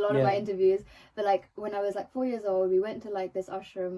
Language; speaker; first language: English; non-native, local second language; Telugu